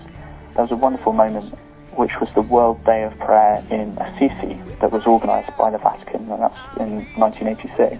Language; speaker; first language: English; native; English